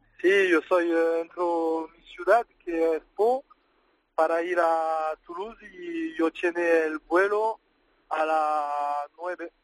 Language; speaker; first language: Spanish; non-native, learner; French